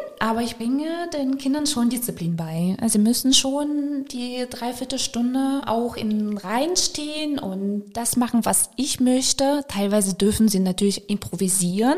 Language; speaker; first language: German; non-native, fluent; Russian